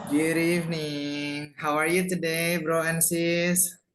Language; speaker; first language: English; non-native, fluent; Indonesian